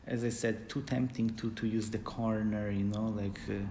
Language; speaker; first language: English; non-native, fluent; Polish